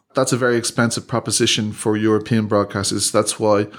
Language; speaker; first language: English; native; English